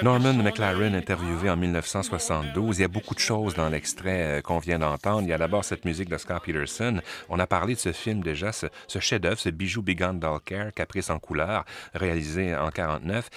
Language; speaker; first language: French; native; French